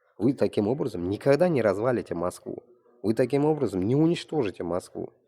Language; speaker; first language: Russian; non-native, local second language; Tatar